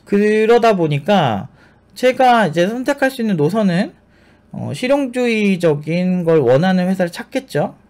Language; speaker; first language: Korean; native; Korean